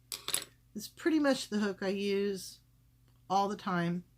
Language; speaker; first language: English; native; English